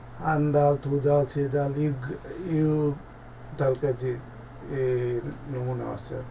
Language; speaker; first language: Korean; non-native, learner; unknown